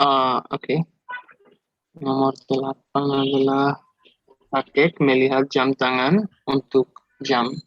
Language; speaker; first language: Indonesian; non-native, learner; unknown